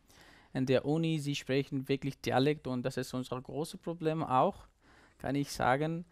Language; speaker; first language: German; non-native, learner; Persian